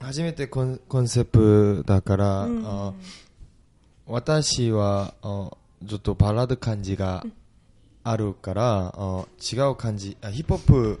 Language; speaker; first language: Japanese; non-native, learner; Korean